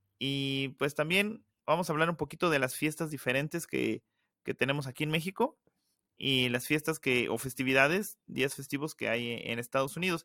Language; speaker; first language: Spanish; native; Spanish